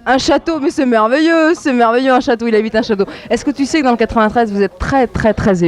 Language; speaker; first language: French; native; French